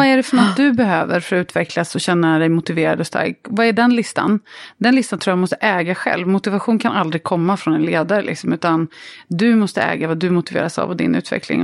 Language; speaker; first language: Swedish; native; Swedish